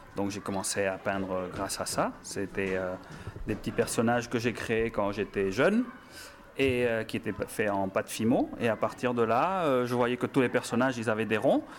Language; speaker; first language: French; early bilingual, heritage; French